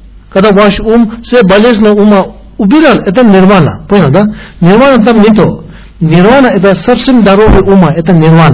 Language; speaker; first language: Russian; non-native, learner; Tibetan